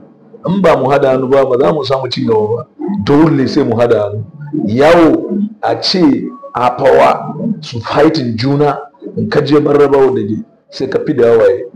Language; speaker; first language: Hausa; non-native, local second language; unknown